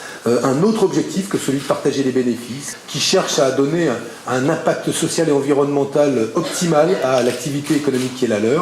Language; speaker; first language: French; native; French